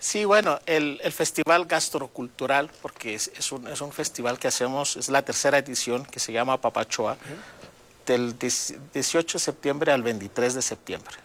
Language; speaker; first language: Spanish; native; Spanish